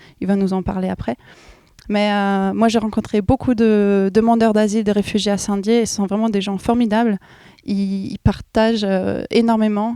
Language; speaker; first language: French; non-native, fluent; German